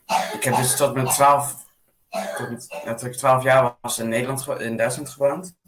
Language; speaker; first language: Dutch; early bilingual, other home language; German